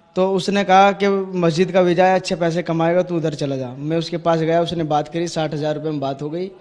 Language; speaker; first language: Hindi; native; Hindi